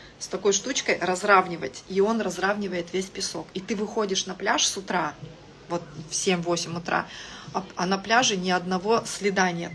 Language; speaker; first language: Russian; native; Russian